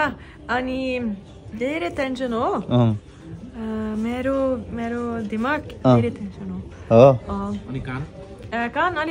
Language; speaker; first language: Nepali; non-native, learner; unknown